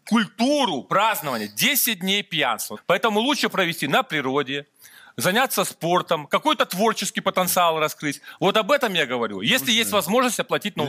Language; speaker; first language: Russian; native; Russian